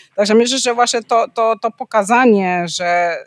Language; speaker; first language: Polish; non-native, fluent; Spanish